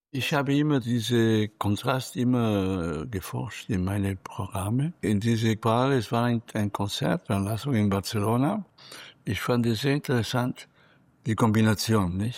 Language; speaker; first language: German; non-native, fluent; Catalan